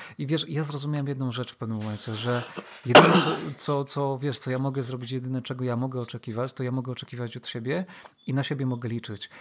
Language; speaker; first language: Polish; native; Polish